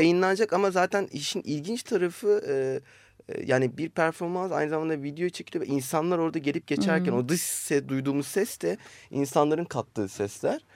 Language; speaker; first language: Turkish; native; Turkish